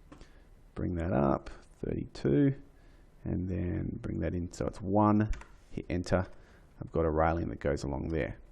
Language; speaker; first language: English; native; English